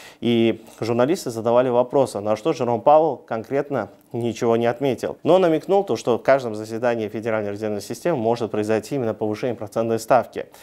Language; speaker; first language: Russian; non-native, local second language; Uzbek